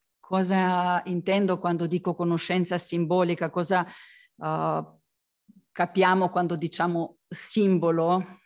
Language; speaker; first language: Italian; non-native, fluent; Slovenian